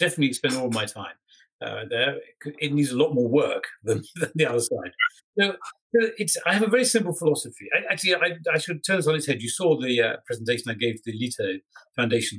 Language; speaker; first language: English; native; English